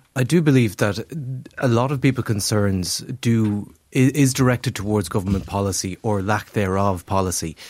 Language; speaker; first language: English; native; English